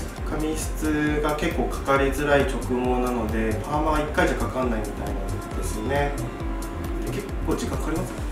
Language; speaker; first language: Japanese; native; Japanese